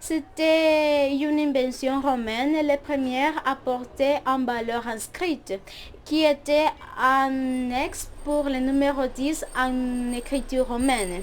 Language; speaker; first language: French; non-native, fluent; Spanish